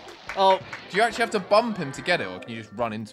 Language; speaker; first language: English; native; English